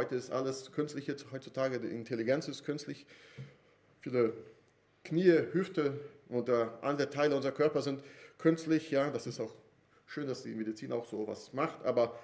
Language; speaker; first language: German; non-native, fluent; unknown